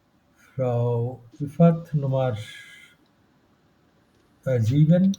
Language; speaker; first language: German; non-native, fluent; Bangla